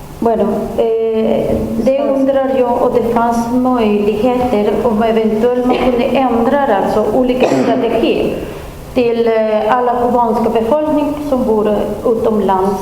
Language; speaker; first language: Swedish; non-native, learner; Spanish